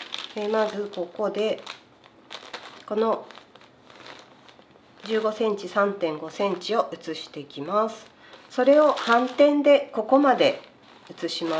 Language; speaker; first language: Japanese; native; Japanese